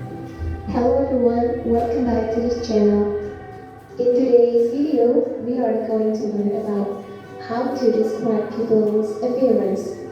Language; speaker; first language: English; non-native, fluent; Indonesian